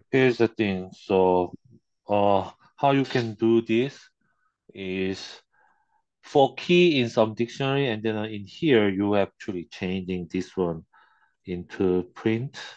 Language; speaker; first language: English; non-native, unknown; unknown